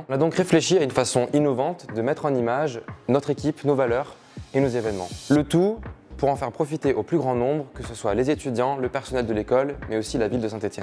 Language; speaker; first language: French; native; French